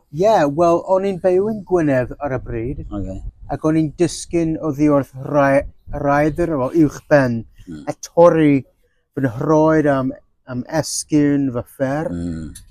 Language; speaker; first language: Welsh; non-native, fluent; English